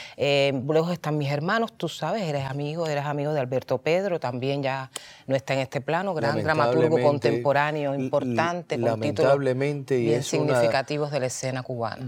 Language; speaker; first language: Spanish; native; Spanish